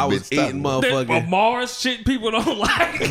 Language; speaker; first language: English; native; English